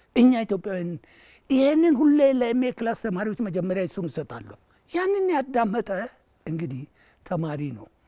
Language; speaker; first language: Amharic; non-native, local second language; Wolaytta